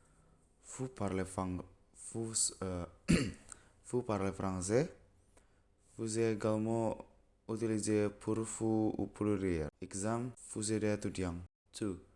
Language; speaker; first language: French; non-native, learner; Indonesian